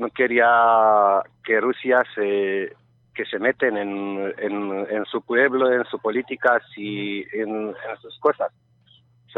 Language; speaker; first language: Spanish; non-native, learner; Romanian